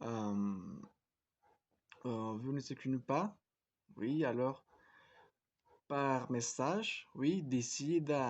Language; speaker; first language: French; non-native, fluent; Spanish